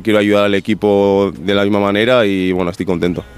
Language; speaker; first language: Spanish; native; Spanish